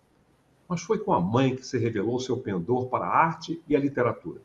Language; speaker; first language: Portuguese; native; Portuguese